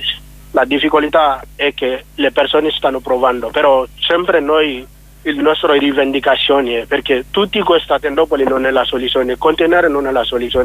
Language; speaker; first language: Italian; non-native, learner; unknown